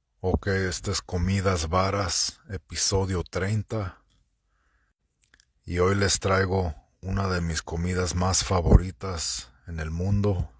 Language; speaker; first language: Spanish; early bilingual, heritage; Spanish